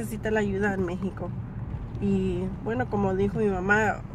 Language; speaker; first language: Spanish; early bilingual, heritage; Spanish